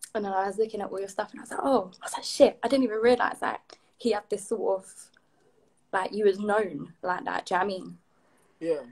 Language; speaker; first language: English; native; English